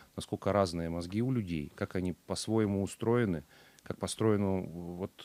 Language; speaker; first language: Russian; native; Russian